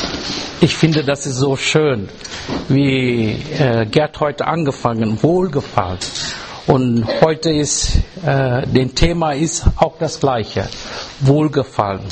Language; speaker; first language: German; non-native, learner; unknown